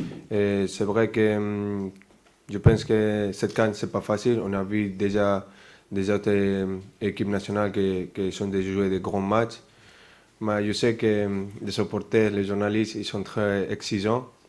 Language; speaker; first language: French; non-native, fluent; Spanish